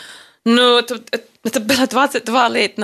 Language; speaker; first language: Russian; non-native, learner; English